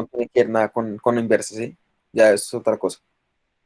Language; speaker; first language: Spanish; native; Spanish